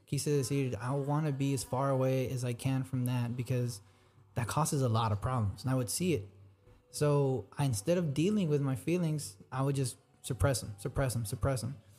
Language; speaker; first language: English; early bilingual, other home language; Spanish